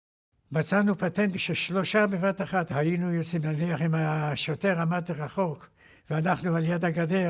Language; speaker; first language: Hebrew; non-native, fluent; Yiddish